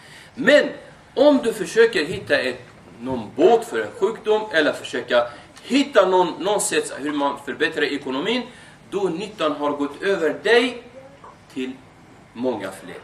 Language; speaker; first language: Swedish; non-native, fluent; Arabic